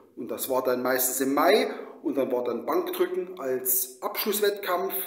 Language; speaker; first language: German; native; German